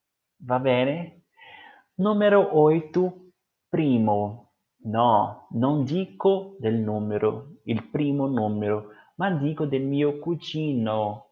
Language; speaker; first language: Italian; non-native, learner; Portuguese